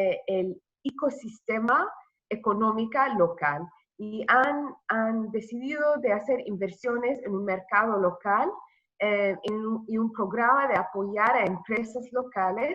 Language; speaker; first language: Spanish; non-native, fluent; English